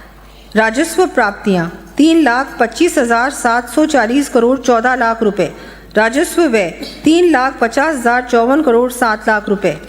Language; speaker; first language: Hindi; native; Hindi